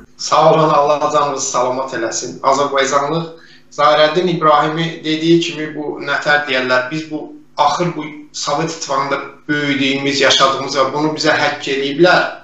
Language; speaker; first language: Azerbaijani; non-native, local second language; Talysh